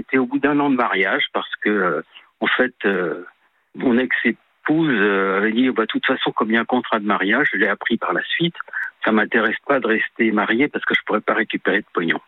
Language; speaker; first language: French; native; French